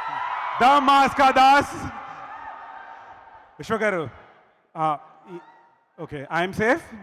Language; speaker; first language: Telugu; native; Telugu